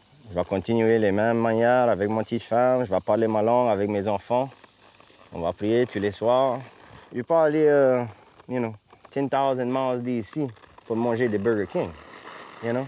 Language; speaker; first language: French; non-native, local second language; English